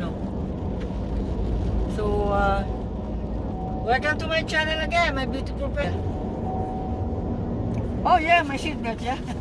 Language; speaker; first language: English; non-native, learner; Filipino